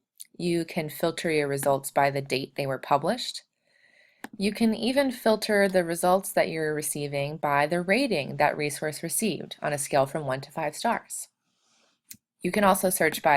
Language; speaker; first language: English; native; English